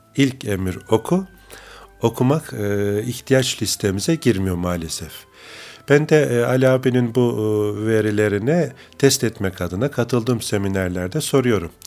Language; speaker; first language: Turkish; native; Turkish